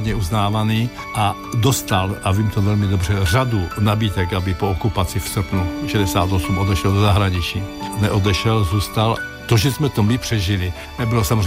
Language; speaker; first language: Czech; native; Czech